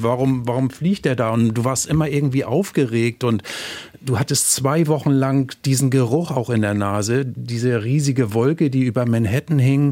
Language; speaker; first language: German; native; German